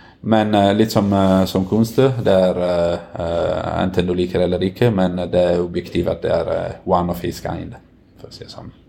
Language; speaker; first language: Norwegian; non-native, fluent; Italian